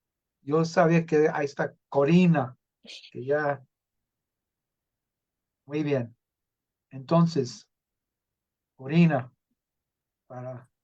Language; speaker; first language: Spanish; non-native, fluent; English